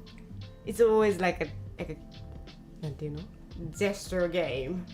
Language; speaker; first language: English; non-native, learner; Japanese